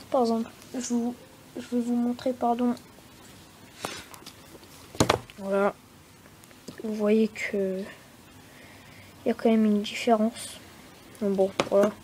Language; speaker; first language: French; native; French